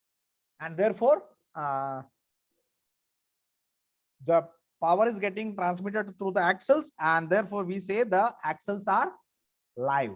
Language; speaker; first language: English; non-native, local second language; Marathi